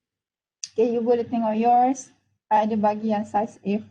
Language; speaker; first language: Malay; native; Malay